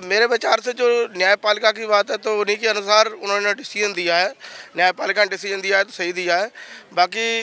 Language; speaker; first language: Hindi; native; Hindi